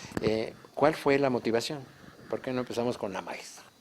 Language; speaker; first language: Spanish; native; Spanish